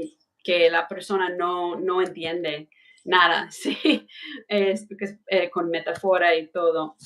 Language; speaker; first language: Spanish; non-native, fluent; English